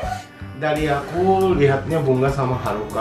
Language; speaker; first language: Indonesian; non-native, fluent; Japanese